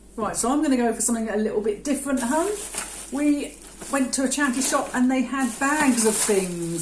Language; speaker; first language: English; native; English